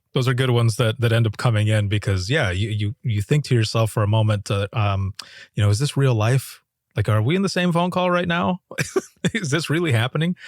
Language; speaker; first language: English; native; English